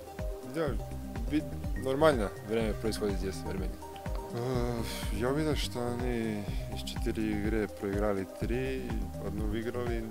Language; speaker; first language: Russian; non-native, learner; Serbian